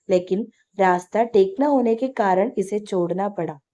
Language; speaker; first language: Hindi; non-native, local second language; Malayalam